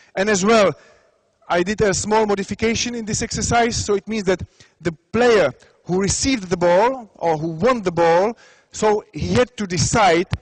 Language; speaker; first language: English; non-native, fluent; Czech